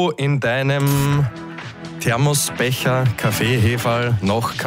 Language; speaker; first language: German; native; German